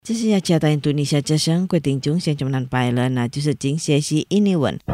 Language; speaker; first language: Chinese; non-native, learner; Indonesian